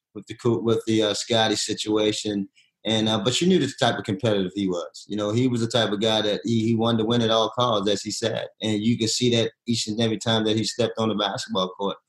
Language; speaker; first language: English; native; English